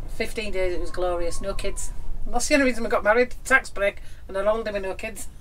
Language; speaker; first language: English; native; English